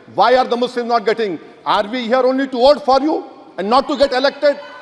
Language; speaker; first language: English; non-native, local second language; Urdu